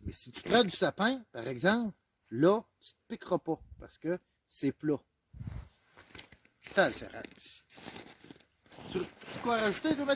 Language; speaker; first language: French; native; French